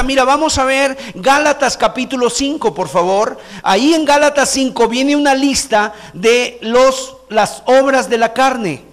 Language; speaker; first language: Spanish; native; Spanish